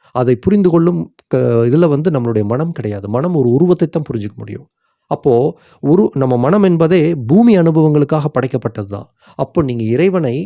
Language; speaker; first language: Tamil; native; Tamil